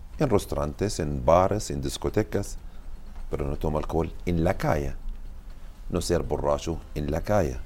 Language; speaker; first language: Spanish; non-native, learner; Arabic